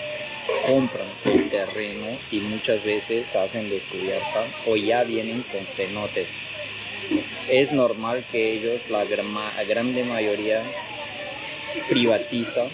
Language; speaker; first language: Spanish; non-native, fluent; Portuguese